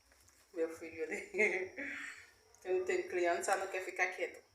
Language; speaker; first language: Portuguese; non-native, learner; Haitian Creole